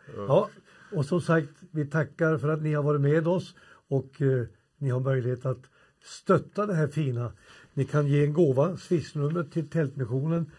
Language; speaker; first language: Swedish; native; Swedish